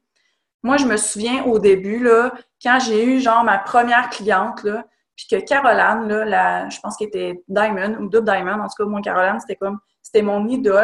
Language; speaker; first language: French; native; French